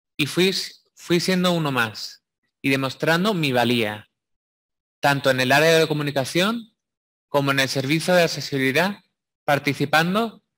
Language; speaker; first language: Spanish; native; Spanish